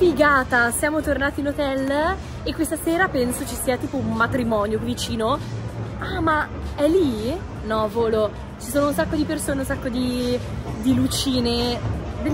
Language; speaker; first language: Italian; native; Italian